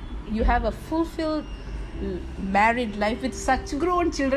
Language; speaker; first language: English; non-native, local second language; Tamil